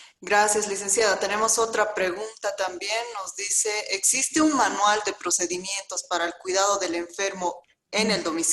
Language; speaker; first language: Spanish; native; Spanish